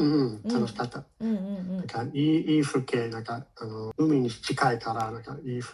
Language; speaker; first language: Japanese; non-native, learner; English